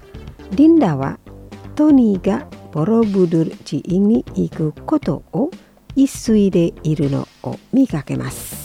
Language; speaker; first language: Japanese; non-native, fluent; Indonesian